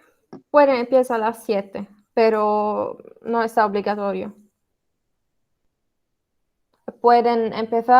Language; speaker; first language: Spanish; non-native, learner; Arabic